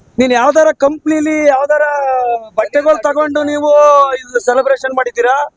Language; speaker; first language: Kannada; native; Kannada